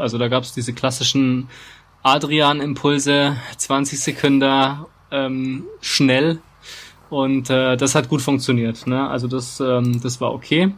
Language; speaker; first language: German; native; German